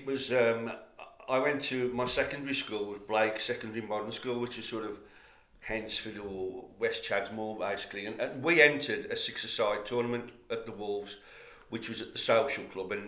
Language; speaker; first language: English; native; English